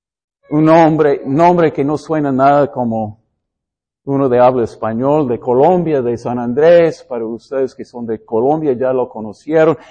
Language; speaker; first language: Spanish; non-native, fluent; English